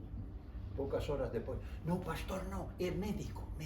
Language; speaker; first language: Portuguese; non-native, fluent; Spanish